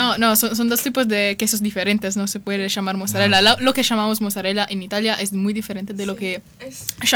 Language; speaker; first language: Spanish; non-native, learner; Italian